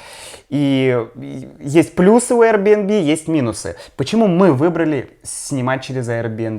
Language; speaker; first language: Russian; native; Russian